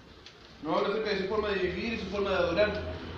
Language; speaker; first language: Spanish; native; Spanish